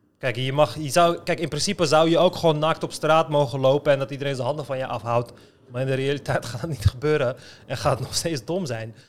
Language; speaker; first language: Dutch; early bilingual, other home language; Turkish